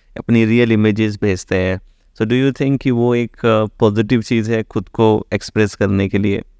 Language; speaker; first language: Hindi; native; Hindi